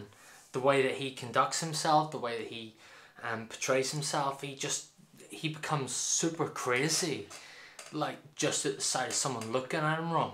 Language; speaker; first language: English; native; English